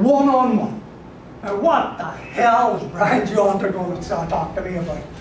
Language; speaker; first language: English; native; English